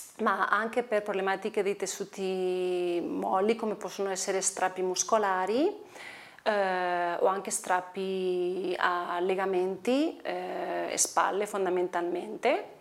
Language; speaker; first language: Italian; non-native, fluent; Spanish